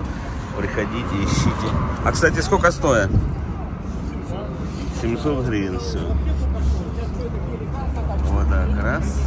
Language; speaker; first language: Russian; native; Russian